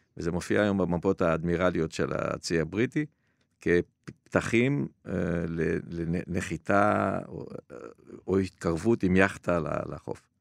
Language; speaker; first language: Hebrew; native; Hebrew